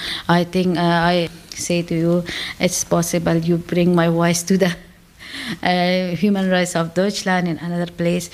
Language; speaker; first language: English; non-native, learner; Persian